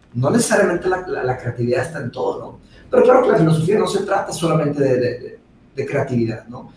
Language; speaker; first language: Spanish; early bilingual, other home language; Portuguese